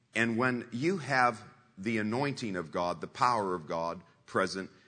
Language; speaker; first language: English; native; English